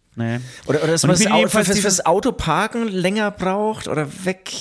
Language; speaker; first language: German; native; German